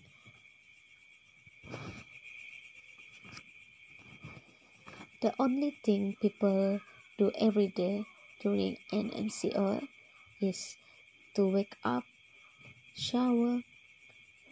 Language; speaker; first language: English; non-native, local second language; Malay